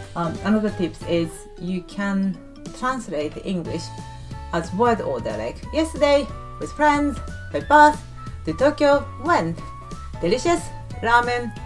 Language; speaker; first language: English; non-native, fluent; Japanese